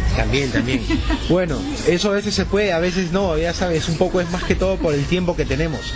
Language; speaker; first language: Spanish; native; Spanish